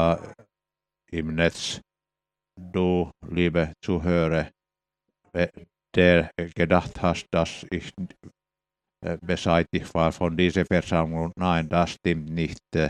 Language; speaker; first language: German; non-native, fluent; Finnish